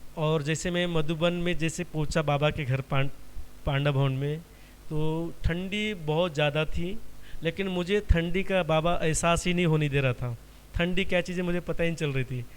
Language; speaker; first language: Hindi; non-native, local second language; Marathi